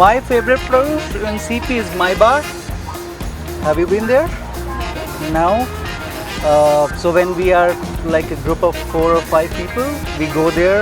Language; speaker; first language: English; non-native, local second language; Hindi